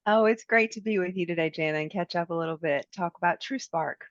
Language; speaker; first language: English; native; English